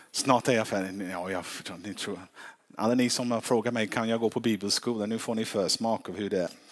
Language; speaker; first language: Swedish; non-native, fluent; English